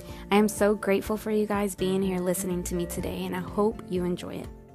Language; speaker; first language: English; early bilingual, other home language; Spanish